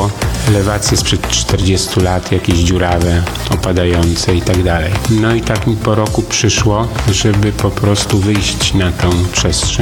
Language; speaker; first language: Polish; native; Polish